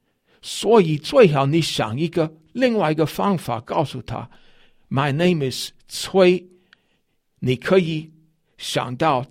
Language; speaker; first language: Chinese; non-native, fluent; English